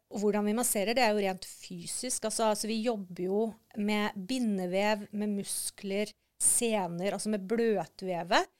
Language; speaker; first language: Norwegian; native; Norwegian